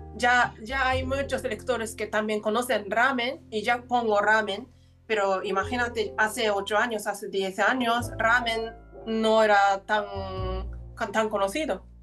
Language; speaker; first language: Spanish; non-native, fluent; Japanese